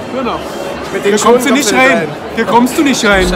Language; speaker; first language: German; native; German